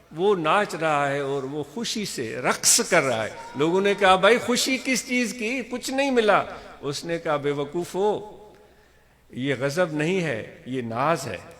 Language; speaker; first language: Urdu; non-native, local second language; Sindhi